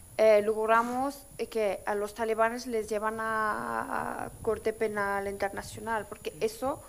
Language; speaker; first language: Spanish; non-native, fluent; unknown